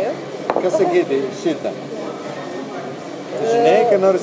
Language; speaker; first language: Lithuanian; non-native, learner; Italian